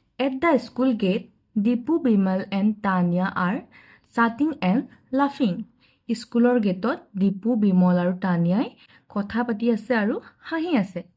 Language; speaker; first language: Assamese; native; Assamese